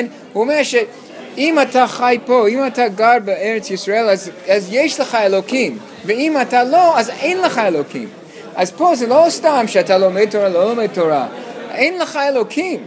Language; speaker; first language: Hebrew; non-native, fluent; English